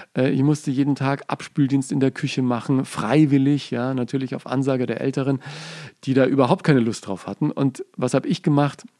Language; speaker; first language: German; native; German